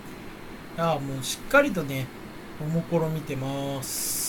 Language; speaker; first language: Japanese; native; Japanese